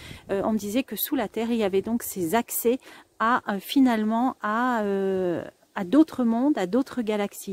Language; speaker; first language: French; native; French